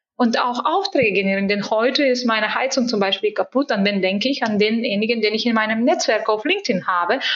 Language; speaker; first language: German; non-native, fluent; Bulgarian